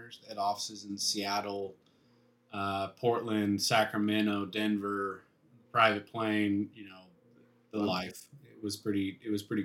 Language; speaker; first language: English; native; English